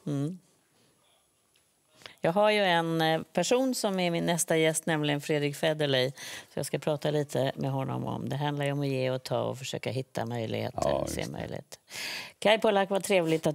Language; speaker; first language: Swedish; native; Swedish